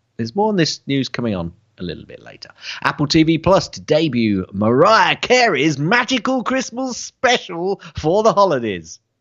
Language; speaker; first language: English; native; English